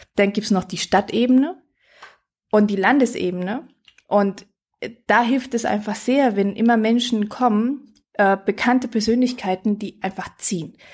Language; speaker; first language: German; early bilingual, other home language; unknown